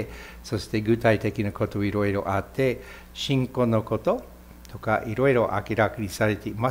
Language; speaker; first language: Japanese; non-native, fluent; English